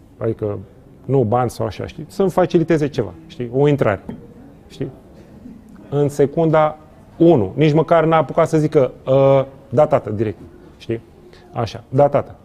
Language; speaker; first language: Romanian; non-native, fluent; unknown